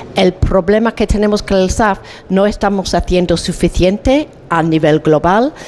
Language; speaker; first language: Spanish; non-native, fluent; English